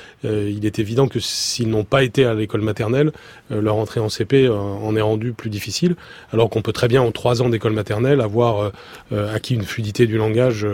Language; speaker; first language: French; native; French